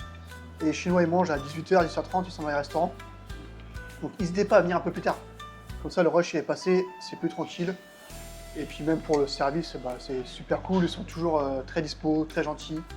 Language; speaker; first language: French; native; French